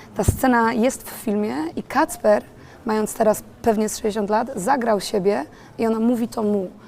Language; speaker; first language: Polish; native; Polish